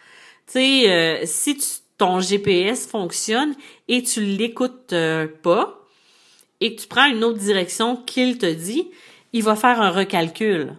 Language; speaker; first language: French; native; French